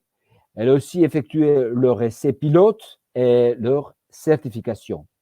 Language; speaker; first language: French; non-native, fluent; Georgian